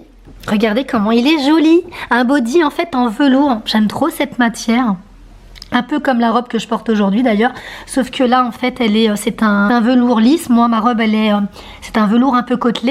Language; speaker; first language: French; native; French